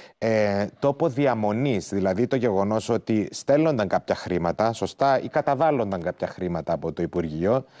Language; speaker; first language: Greek; native; Greek